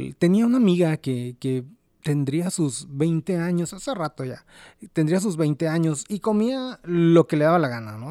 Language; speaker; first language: Spanish; native; Spanish